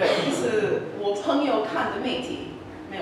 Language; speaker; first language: Chinese; non-native, learner; English